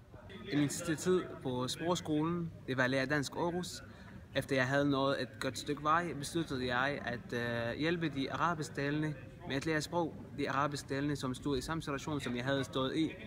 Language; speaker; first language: Danish; non-native, fluent; Arabic